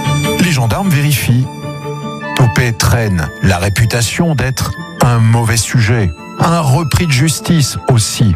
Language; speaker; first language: French; native; French